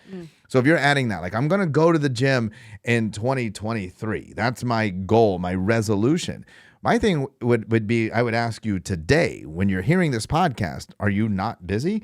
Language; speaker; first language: English; native; English